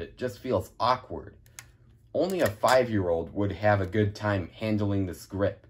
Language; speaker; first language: English; native; English